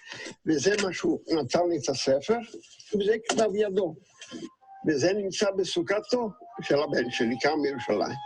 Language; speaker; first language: Hebrew; non-native, fluent; Yiddish